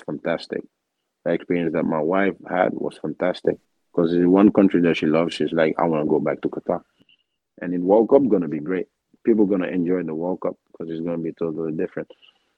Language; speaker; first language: English; non-native, local second language; Wolof